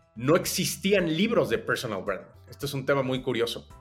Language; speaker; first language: Spanish; native; Spanish